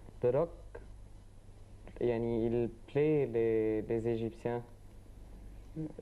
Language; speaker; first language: French; non-native, learner; Arabic